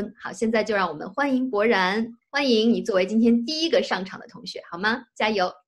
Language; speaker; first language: Chinese; native; Chinese